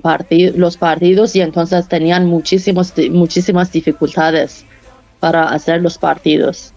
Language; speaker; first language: Spanish; non-native, fluent; Persian